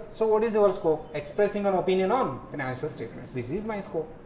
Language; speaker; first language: English; non-native, local second language; Telugu